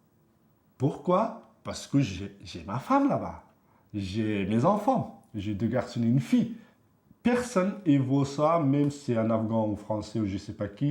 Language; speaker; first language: French; non-native, fluent; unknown